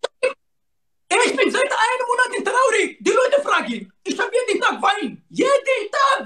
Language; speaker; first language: German; non-native, learner; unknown